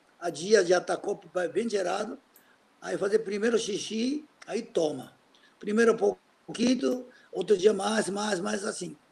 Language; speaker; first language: Portuguese; non-native, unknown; Japanese